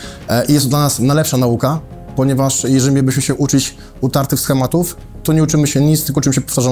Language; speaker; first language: Polish; native; Polish